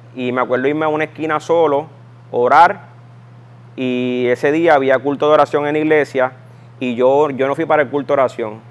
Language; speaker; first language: Spanish; native; Spanish